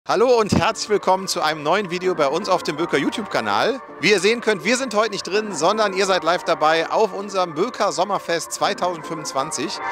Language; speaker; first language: German; native; German